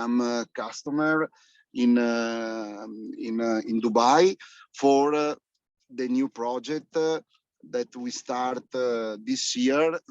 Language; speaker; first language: English; non-native, fluent; Italian